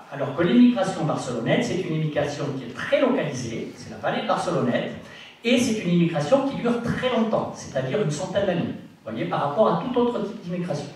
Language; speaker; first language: French; native; French